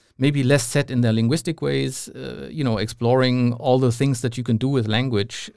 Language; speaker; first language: English; non-native, fluent; German